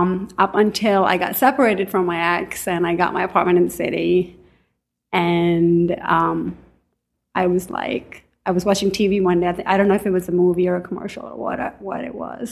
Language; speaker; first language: English; non-native, local second language; Urdu